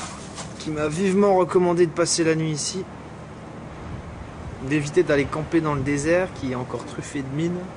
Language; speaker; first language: French; native; French